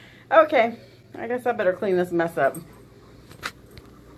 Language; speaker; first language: English; native; English